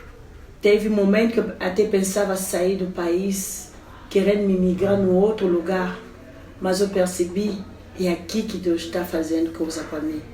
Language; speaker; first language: Portuguese; non-native, fluent; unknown